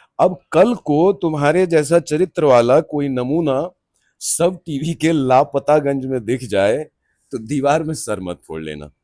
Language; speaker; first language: Hindi; non-native, local second language; Maithili